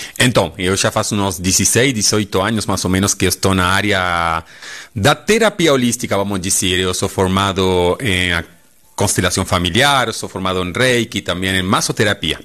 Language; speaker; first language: Portuguese; non-native, fluent; Spanish